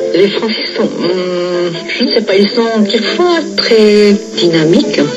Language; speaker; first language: French; non-native, fluent; Korean